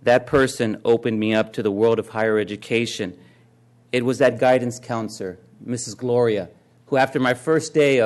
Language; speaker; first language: English; native; English